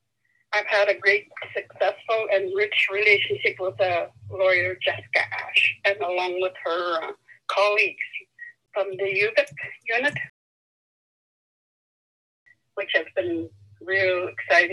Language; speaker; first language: English; non-native, fluent; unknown